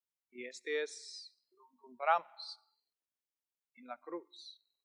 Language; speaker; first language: Spanish; non-native, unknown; English